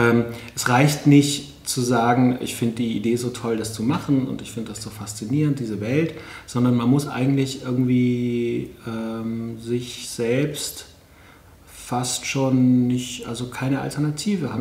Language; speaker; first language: German; native; German